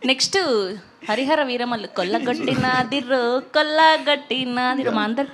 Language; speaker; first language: Telugu; native; Telugu